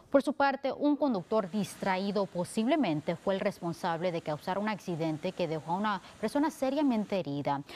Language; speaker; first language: Spanish; early bilingual, heritage; Spanish